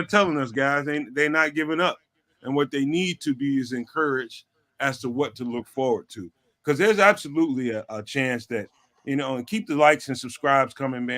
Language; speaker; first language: English; native; English